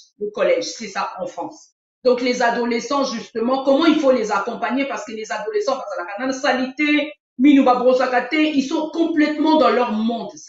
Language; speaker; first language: French; non-native, local second language; Lingala